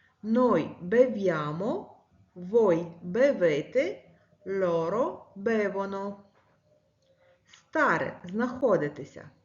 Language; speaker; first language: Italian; non-native, fluent; Ukrainian